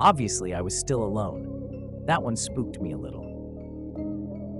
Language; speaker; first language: English; native; English